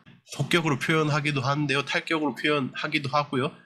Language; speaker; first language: Korean; native; Korean